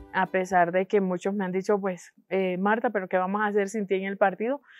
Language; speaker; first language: Spanish; non-native, local second language; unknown